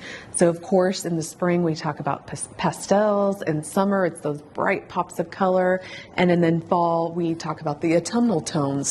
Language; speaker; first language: English; native; English